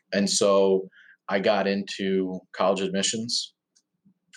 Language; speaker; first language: English; native; English